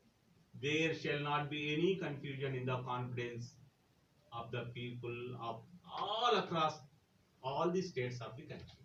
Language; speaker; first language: English; non-native, local second language; Telugu